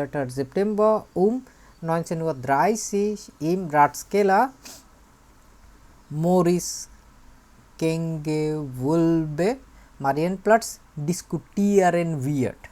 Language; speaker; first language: German; non-native, fluent; Bangla